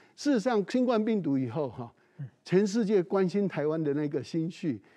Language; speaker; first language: Chinese; native; Chinese